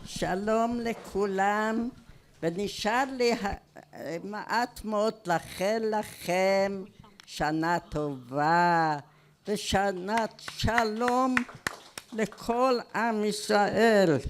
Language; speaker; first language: Hebrew; non-native, fluent; Hungarian